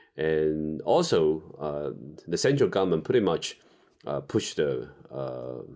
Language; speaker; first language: English; non-native, fluent; Chinese